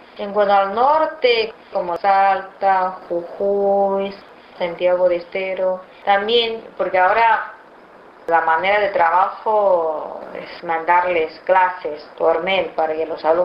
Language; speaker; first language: Spanish; non-native, fluent; Chinese